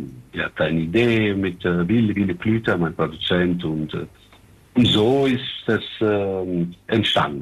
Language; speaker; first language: German; non-native, fluent; Italian